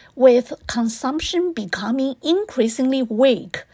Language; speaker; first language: English; non-native, fluent; Chinese